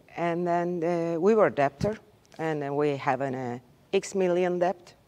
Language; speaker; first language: English; non-native, learner; Turkish